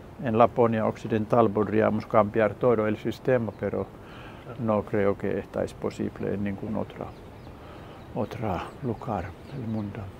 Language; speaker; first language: Spanish; non-native, learner; Finnish